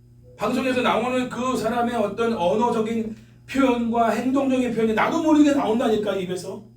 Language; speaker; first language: Korean; native; Korean